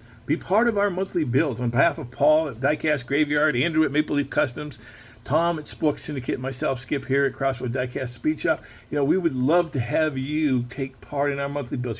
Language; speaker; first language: English; native; English